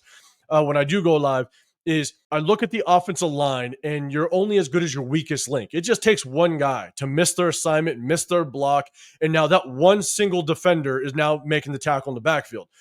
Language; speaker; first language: English; native; English